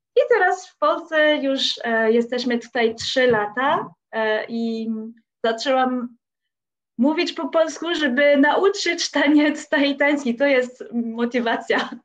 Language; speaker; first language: Polish; non-native, learner; French